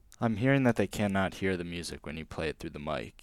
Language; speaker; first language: English; native; English